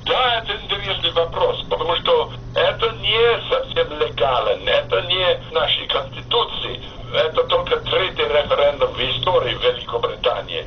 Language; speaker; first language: Russian; non-native, fluent; English